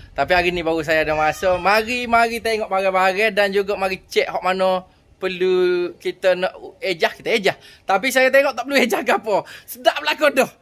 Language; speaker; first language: Malay; native; Malay